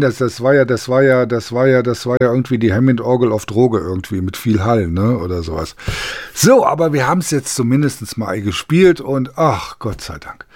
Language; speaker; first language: German; native; German